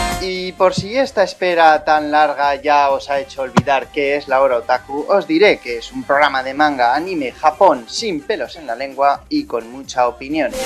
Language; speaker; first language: Spanish; native; Spanish